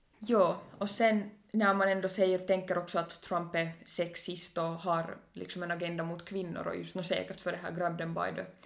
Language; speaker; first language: Swedish; native; Swedish